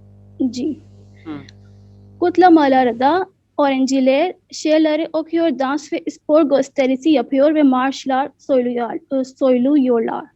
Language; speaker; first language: Turkish; non-native, learner; Urdu